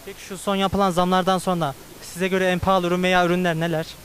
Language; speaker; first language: Turkish; native; Turkish